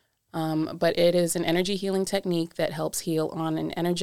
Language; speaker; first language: English; native; English